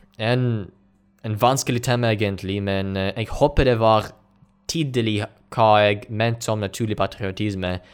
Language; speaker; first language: Norwegian; non-native, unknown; Ukrainian